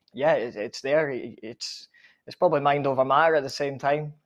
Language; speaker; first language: English; native; English